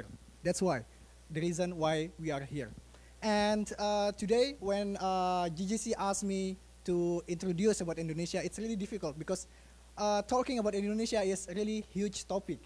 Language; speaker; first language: English; non-native, fluent; Indonesian